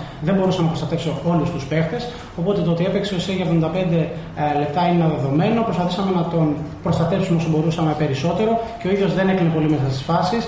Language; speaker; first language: Greek; native; Greek